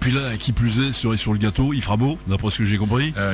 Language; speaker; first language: French; native; French